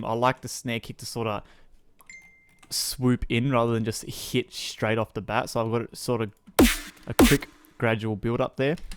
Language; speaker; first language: English; native; English